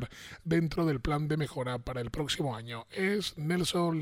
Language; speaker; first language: Spanish; native; Spanish